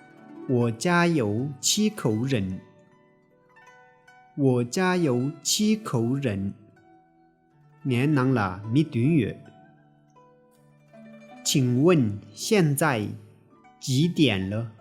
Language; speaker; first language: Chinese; non-native, fluent; Tibetan